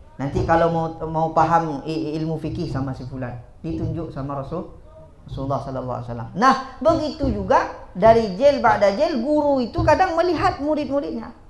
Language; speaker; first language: Malay; native; Malay